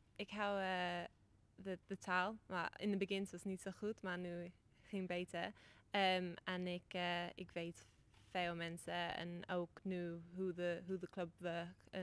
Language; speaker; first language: Dutch; non-native, learner; English